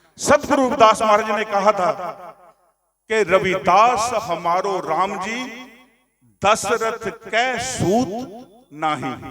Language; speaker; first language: Hindi; non-native, local second language; Punjabi